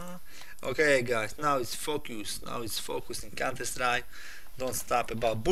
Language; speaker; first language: English; non-native, learner; Polish